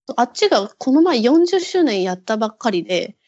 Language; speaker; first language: Japanese; native; Japanese